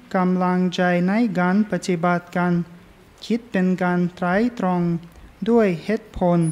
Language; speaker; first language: Thai; non-native, fluent; English